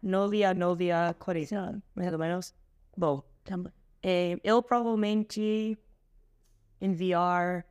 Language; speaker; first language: Portuguese; non-native, learner; English